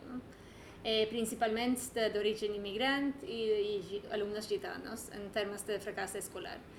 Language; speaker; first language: Catalan; non-native, fluent; Swedish